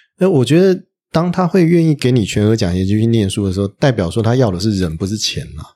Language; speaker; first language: Chinese; native; Chinese